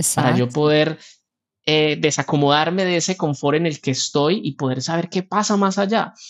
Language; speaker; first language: Spanish; native; Spanish